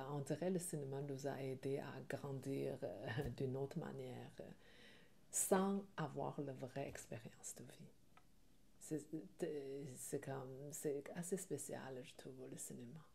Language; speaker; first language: French; non-native, learner; Chinese